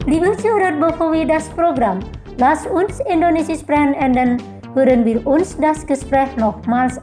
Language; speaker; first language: German; non-native, fluent; Indonesian